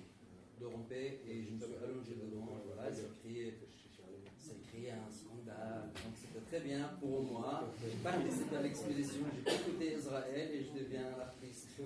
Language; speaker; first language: French; non-native, fluent; Arabic